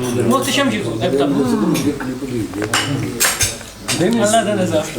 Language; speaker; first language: Turkish; non-native, learner; Urdu